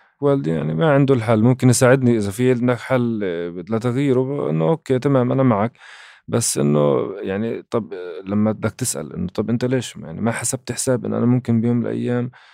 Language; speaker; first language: Arabic; native; Arabic